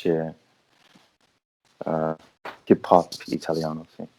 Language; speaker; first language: Italian; non-native, learner; English